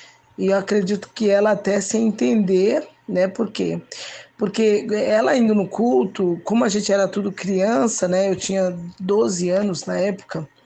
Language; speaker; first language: Portuguese; native; Portuguese